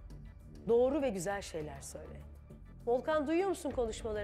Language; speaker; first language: Turkish; native; Turkish